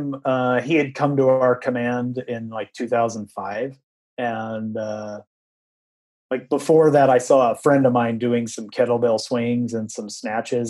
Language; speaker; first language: English; native; English